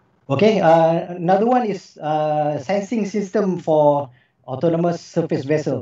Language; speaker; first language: English; non-native, local second language; Malay